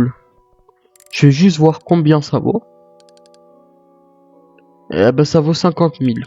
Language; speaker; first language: French; native; French